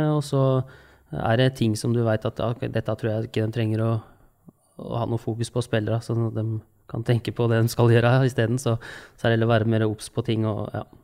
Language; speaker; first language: Norwegian; native; Norwegian